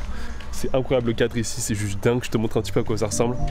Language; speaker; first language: French; native; French